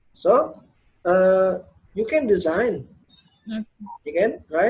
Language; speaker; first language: English; non-native, learner; Indonesian